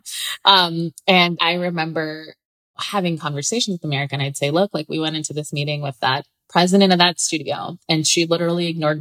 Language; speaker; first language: English; native; English